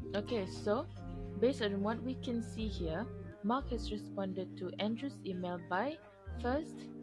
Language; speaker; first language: English; non-native, local second language; Malay